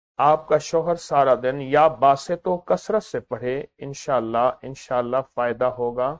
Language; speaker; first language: Urdu; native; Urdu